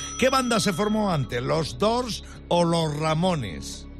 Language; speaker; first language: Spanish; native; Spanish